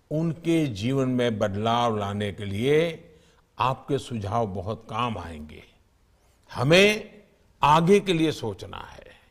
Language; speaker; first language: Hindi; non-native, local second language; Gujarati